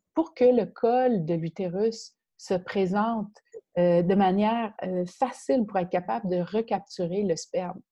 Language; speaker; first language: French; native; French